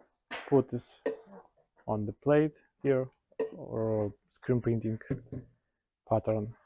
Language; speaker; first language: English; non-native, learner; Ukrainian